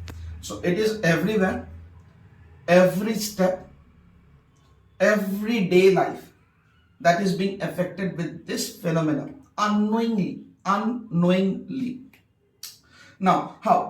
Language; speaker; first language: English; non-native, local second language; Bangla